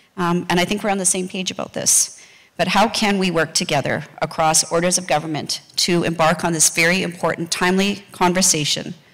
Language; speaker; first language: English; native; English